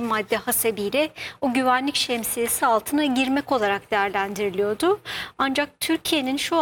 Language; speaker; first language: Turkish; native; Turkish